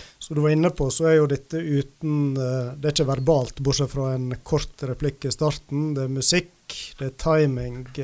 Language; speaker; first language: Norwegian; native; Norwegian